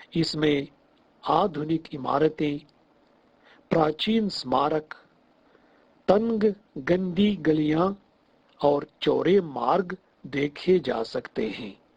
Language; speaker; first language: Hindi; non-native, fluent; Russian